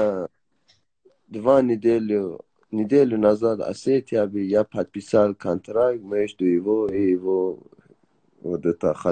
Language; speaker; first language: Russian; non-native, learner; Persian